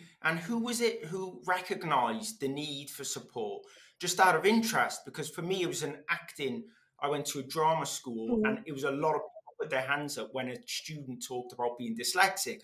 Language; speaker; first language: English; non-native, local second language; Welsh